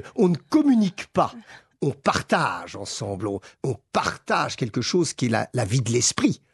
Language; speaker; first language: French; native; French